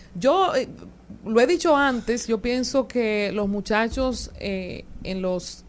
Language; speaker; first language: Spanish; native; Spanish